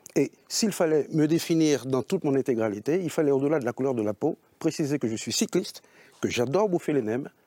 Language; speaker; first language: French; native; French